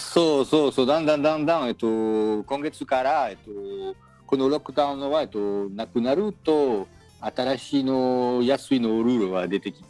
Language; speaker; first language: Japanese; non-native, learner; French